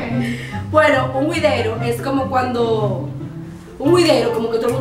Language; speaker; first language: Spanish; native; Spanish